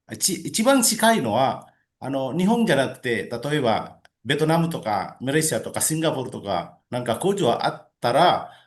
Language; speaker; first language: Japanese; non-native, learner; Indonesian